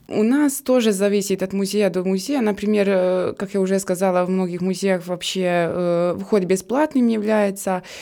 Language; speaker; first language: Russian; non-native, fluent; Serbian